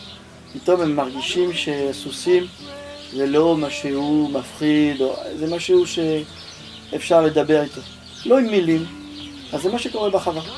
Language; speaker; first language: Hebrew; non-native, fluent; French